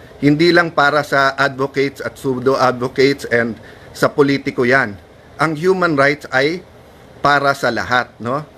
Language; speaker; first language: Filipino; native; Filipino